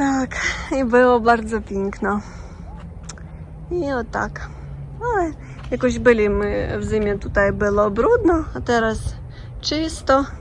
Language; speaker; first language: Polish; non-native, learner; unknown